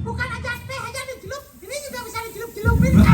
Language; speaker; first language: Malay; non-native, local second language; Balinese